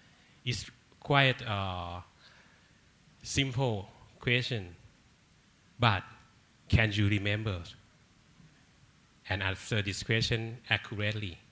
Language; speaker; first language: English; non-native, learner; Thai